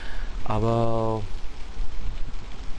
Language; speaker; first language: German; non-native, learner; Romanian